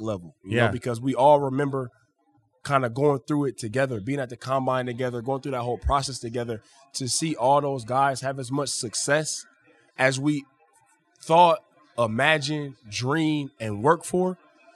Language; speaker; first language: English; native; English